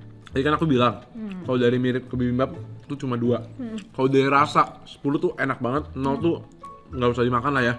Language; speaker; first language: Indonesian; native; Indonesian